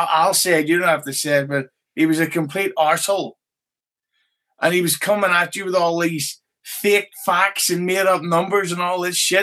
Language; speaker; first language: English; native; English